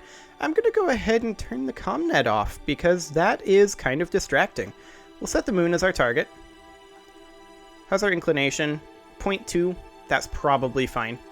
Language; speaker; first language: English; native; English